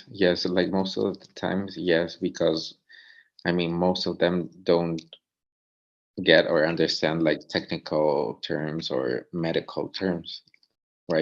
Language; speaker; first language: English; non-native, fluent; Spanish